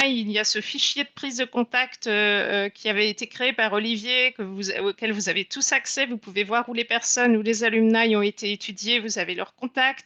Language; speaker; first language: French; native; French